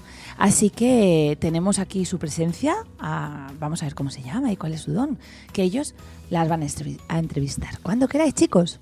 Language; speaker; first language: Spanish; native; Spanish